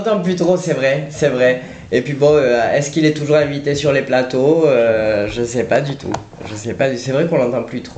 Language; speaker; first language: French; native; French